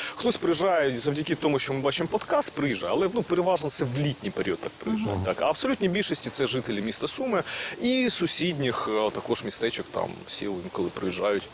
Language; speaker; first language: Ukrainian; native; Ukrainian